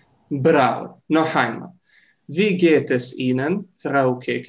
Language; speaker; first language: German; non-native, fluent; Serbian